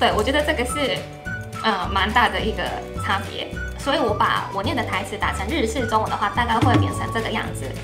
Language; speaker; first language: Chinese; non-native, fluent; Japanese